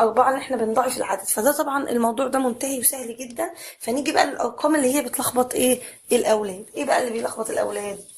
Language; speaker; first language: Arabic; native; Arabic